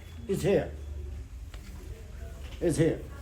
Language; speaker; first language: English; non-native, learner; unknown